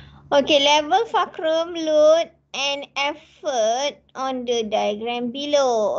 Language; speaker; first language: English; non-native, local second language; Malay